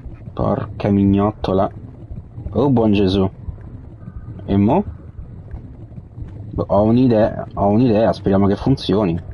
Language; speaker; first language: Italian; native; Italian